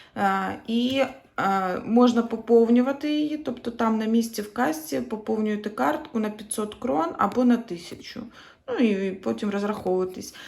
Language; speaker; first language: Ukrainian; non-native, local second language; Russian